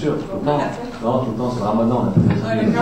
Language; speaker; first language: French; native; French